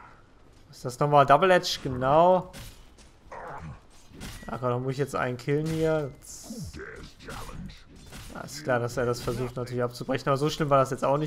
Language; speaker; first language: German; native; German